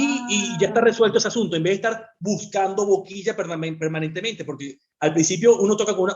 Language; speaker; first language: Spanish; native; Spanish